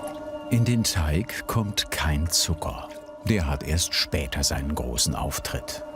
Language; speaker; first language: German; native; German